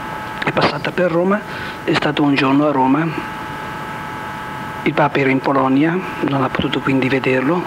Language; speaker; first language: Italian; native; Italian